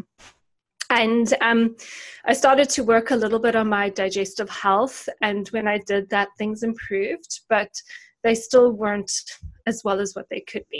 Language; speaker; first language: English; native; English